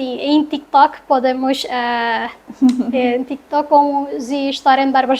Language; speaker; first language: Portuguese; non-native, learner; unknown